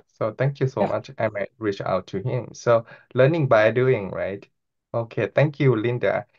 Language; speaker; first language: English; non-native, fluent; Thai